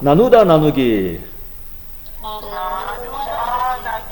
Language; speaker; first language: Korean; non-native, fluent; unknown